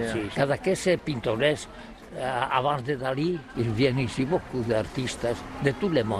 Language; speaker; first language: French; non-native, learner; Catalan